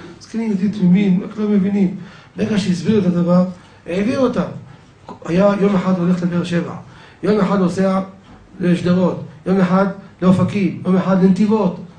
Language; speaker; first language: Hebrew; native; Hebrew